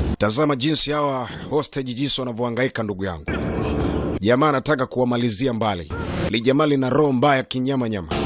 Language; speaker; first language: Swahili; native; Swahili